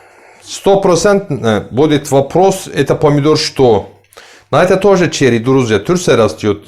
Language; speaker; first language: Russian; non-native, learner; Turkish